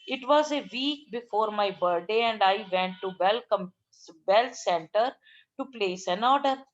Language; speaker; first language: English; non-native, local second language; Punjabi